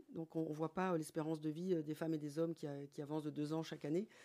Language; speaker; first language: French; native; French